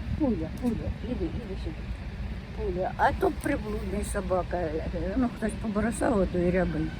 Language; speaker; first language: Ukrainian; native; Ukrainian